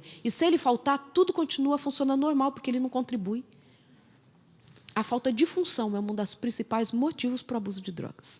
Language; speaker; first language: Portuguese; native; Portuguese